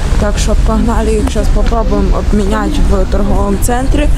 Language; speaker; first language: Ukrainian; native; Ukrainian